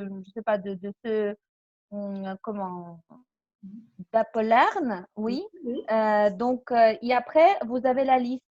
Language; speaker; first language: French; non-native, fluent; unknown